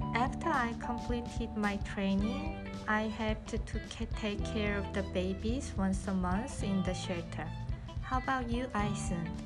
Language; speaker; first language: English; non-native, learner; Korean